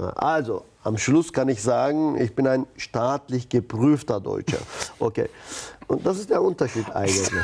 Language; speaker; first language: German; non-native, fluent; Turkish